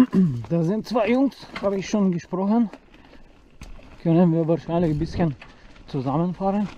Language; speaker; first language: German; non-native, learner; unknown